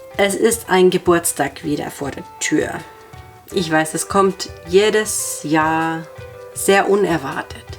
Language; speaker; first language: German; non-native, fluent; Finnish